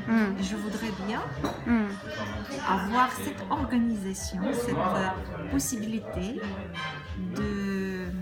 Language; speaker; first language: French; non-native, fluent; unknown